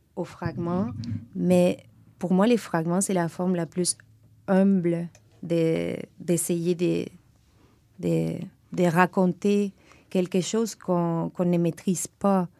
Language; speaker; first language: French; non-native, fluent; Spanish